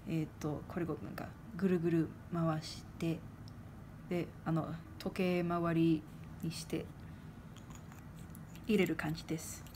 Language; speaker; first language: Japanese; non-native, fluent; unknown